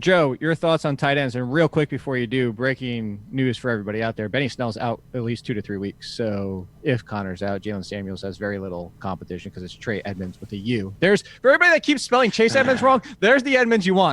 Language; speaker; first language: English; native; English